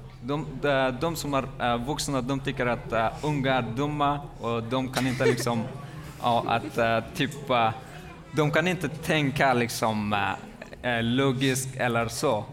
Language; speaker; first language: Swedish; non-native, learner; Persian